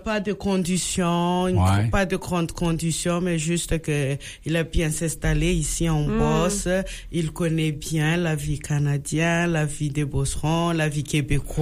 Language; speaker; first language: French; non-native, learner; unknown